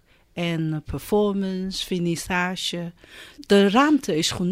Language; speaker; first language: Dutch; non-native, learner; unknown